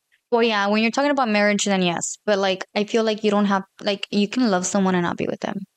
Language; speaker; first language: English; early bilingual, other home language; Spanish